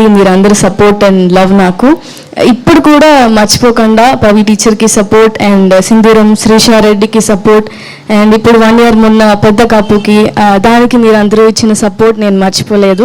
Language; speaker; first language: Telugu; non-native, learner; Tamil